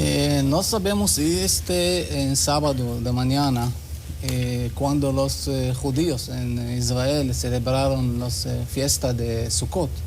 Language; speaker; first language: Spanish; non-native, learner; Hebrew